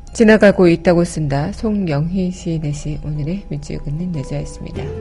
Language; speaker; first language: Korean; native; Korean